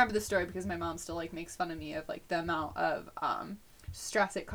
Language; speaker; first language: English; native; English